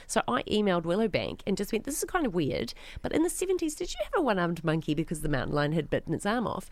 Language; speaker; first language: English; native; English